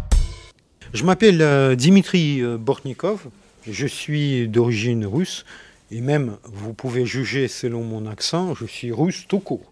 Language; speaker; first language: French; non-native, fluent; Russian